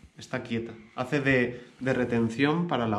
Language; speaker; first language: Spanish; native; Spanish